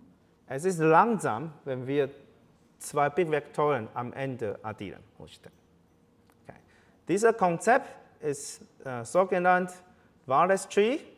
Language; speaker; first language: German; non-native, learner; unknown